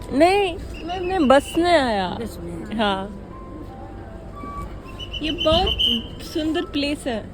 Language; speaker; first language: Hindi; non-native, local second language; Malayalam